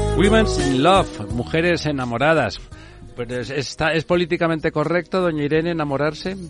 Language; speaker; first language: Spanish; native; Spanish